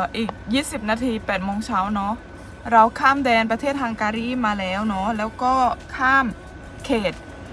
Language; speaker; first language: Thai; native; Thai